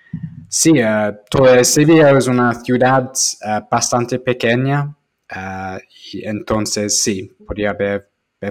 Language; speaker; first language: Spanish; non-native, fluent; English